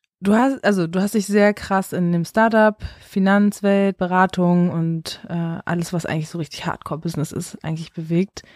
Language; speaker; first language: German; native; German